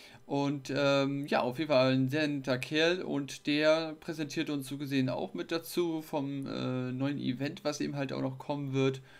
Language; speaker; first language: German; native; German